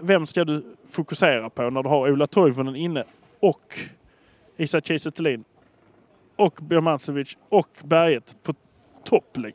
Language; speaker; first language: Swedish; native; Swedish